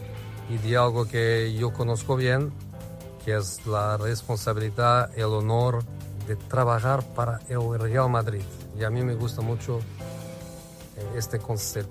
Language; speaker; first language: Spanish; non-native, fluent; Portuguese